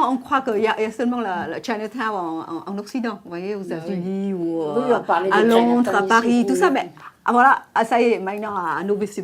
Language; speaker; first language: French; non-native, fluent; Vietnamese